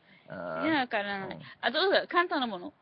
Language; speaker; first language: Japanese; non-native, learner; English